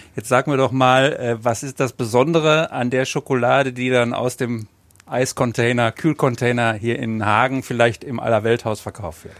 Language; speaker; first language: German; native; German